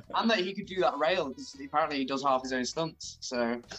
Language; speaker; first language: English; native; English